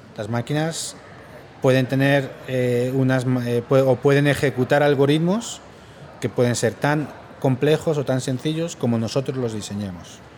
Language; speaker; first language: Spanish; native; Spanish